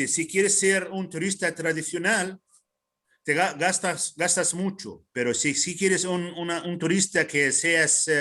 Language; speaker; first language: Spanish; non-native, fluent; Arabic